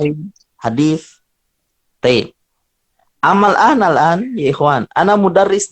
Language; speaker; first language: Arabic; non-native, fluent; Indonesian